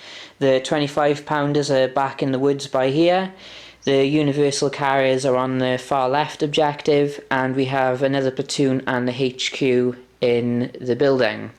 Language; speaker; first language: English; native; English